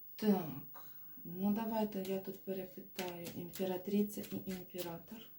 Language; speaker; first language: Ukrainian; non-native, local second language; Russian